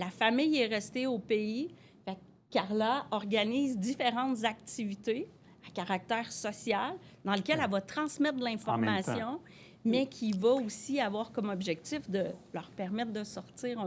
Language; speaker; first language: French; native; French